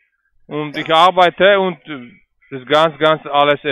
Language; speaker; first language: German; non-native, learner; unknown